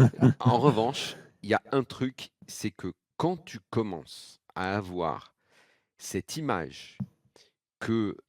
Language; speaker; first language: French; native; French